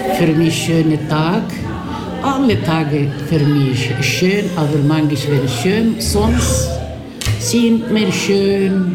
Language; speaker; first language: German; non-native, learner; Kurdish